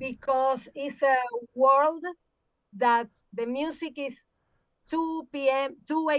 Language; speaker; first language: English; non-native, learner; Spanish